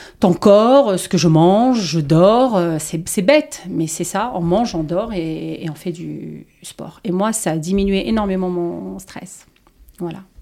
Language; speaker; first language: French; non-native, local second language; Arabic